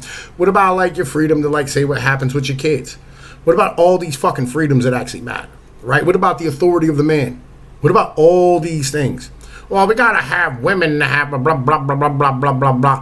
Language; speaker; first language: English; native; English